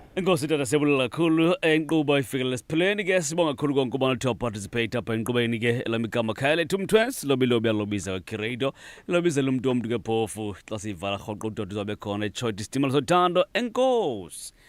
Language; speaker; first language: Zulu; non-native, local second language; Xhosa